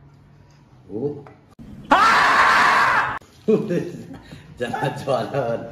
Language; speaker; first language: Chinese; native; Chinese